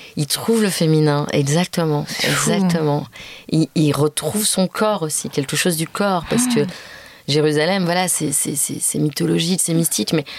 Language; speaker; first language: French; native; French